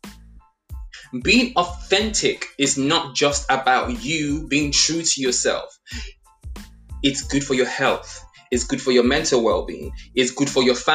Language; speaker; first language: English; non-native, local second language; Yoruba